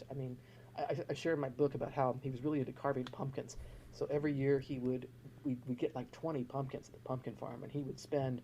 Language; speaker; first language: English; native; English